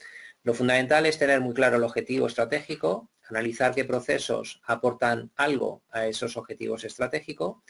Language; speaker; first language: Spanish; native; Spanish